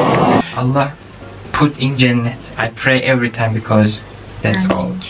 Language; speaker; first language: English; non-native, learner; Turkish